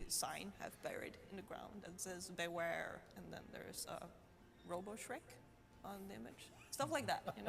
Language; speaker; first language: English; non-native, fluent; Swedish